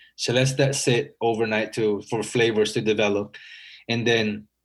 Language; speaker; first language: English; non-native, local second language; Filipino